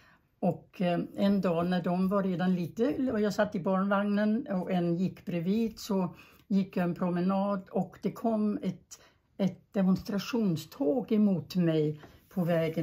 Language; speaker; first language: Swedish; early bilingual, other home language; German